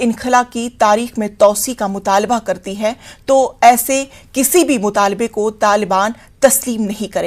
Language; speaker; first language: Hindi; native; Hindi